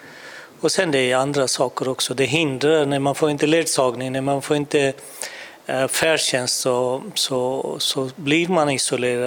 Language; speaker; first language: Swedish; non-native, fluent; Urdu